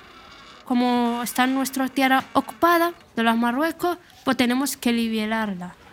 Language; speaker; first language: Spanish; non-native, fluent; Arabic